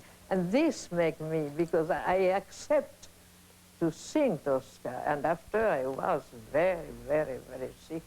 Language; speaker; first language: English; non-native, learner; Italian